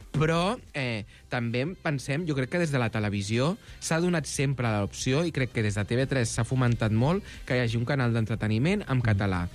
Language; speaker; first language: Catalan; native; Catalan